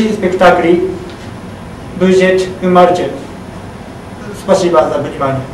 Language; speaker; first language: Russian; non-native, learner; Japanese